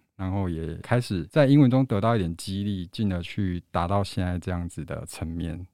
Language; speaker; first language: Chinese; native; Chinese